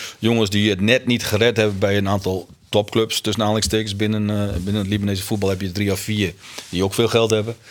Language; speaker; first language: Dutch; native; Dutch